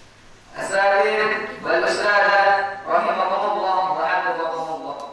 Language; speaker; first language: Arabic; non-native, learner; Indonesian